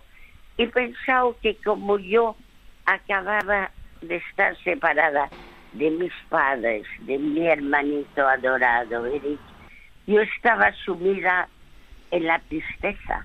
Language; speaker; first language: Spanish; early bilingual, other home language; French